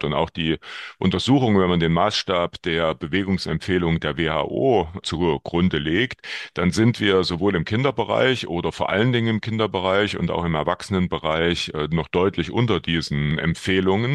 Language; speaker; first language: German; native; German